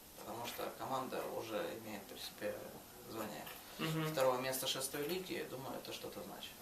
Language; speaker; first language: Russian; native; Russian